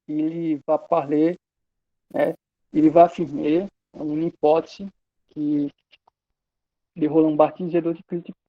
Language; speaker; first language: French; non-native, learner; Portuguese